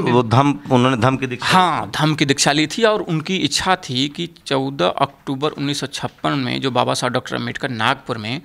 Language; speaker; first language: Hindi; native; Hindi